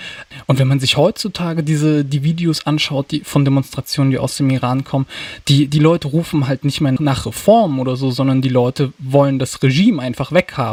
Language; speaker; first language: German; native; German